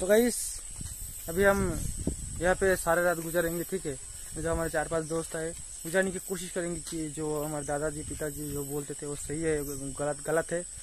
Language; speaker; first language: Hindi; non-native, local second language; Bangla